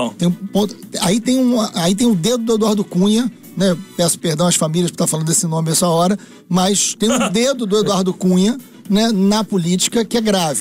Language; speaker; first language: Portuguese; native; Portuguese